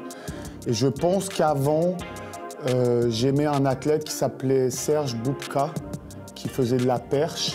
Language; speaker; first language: French; native; French